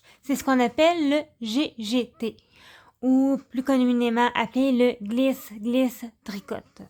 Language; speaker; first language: French; native; French